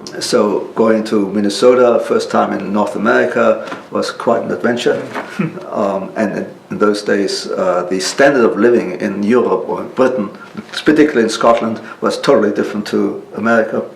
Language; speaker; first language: English; non-native, local second language; German